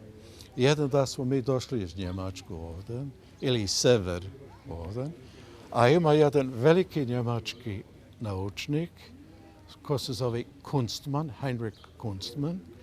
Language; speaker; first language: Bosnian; early bilingual, heritage; Bosnian